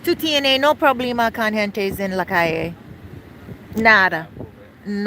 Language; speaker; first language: Spanish; non-native, learner; English